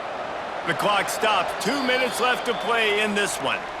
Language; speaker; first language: English; native; English